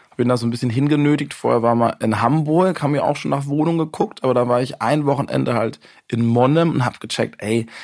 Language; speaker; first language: German; native; German